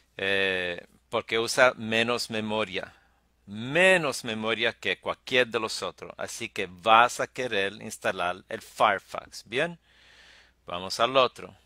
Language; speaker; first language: Spanish; early bilingual, heritage; Spanish